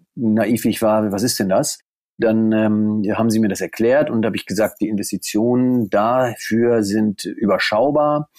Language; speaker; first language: German; native; German